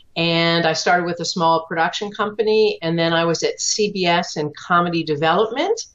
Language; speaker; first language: English; native; English